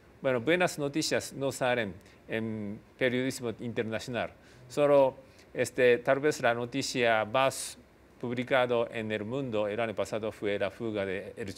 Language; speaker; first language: Spanish; non-native, fluent; Japanese